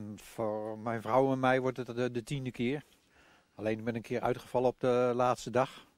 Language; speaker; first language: Dutch; native; Dutch